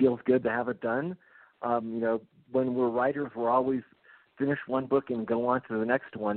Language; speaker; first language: English; early bilingual, other home language; Japanese